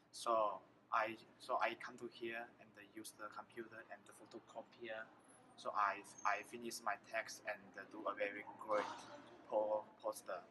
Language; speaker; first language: English; non-native, learner; Chinese